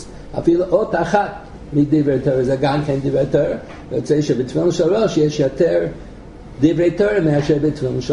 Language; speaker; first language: Hebrew; non-native, fluent; English